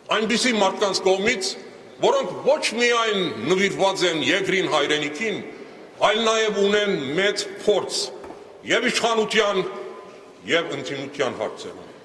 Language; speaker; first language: Armenian; early bilingual, heritage; Armenian